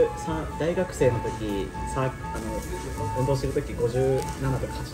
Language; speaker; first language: Japanese; native; Japanese